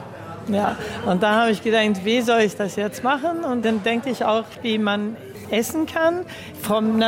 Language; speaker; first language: German; early bilingual, heritage; German